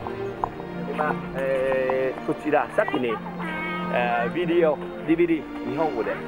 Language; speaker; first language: Japanese; non-native, learner; Vietnamese